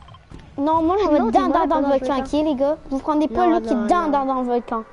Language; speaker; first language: French; native; French